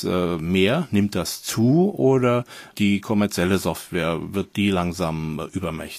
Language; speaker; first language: German; native; German